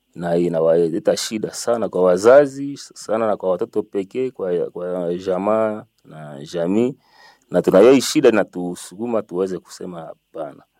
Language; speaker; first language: Swahili; non-native, local second language; Nande